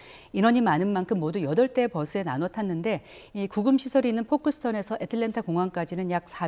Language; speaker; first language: Korean; native; Korean